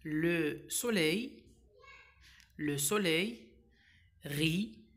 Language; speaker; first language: French; non-native, local second language; Arabic